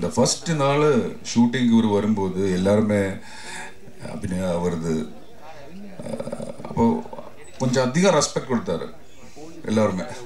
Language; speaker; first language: Tamil; non-native, learner; Malayalam